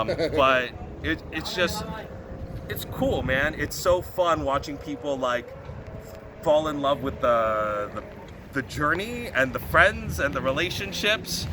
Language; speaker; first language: English; native; English